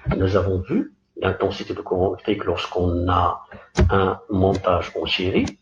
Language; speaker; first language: French; non-native, local second language; Arabic